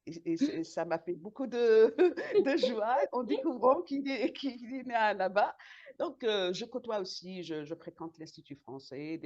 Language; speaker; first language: French; non-native, local second language; Arabic